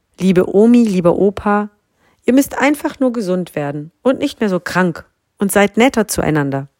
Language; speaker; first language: German; native; German